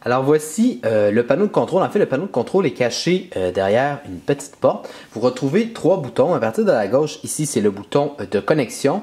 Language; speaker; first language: French; native; French